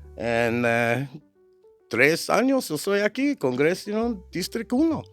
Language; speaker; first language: Spanish; non-native, learner; English